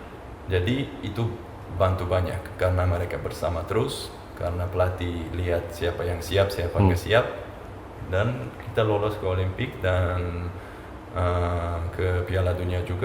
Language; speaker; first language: Indonesian; non-native, fluent; Uzbek